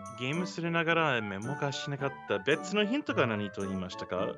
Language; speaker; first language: Japanese; non-native, learner; English